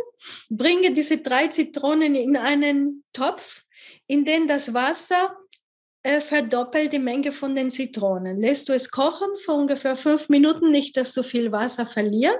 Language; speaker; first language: German; non-native, fluent; Spanish